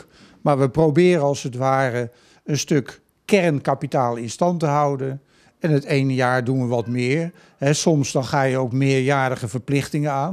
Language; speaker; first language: Dutch; native; Dutch